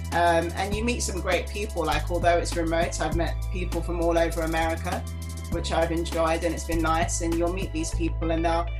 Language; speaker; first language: English; native; English